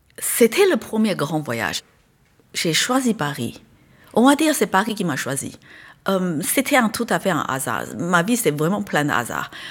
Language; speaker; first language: French; non-native, fluent; Chinese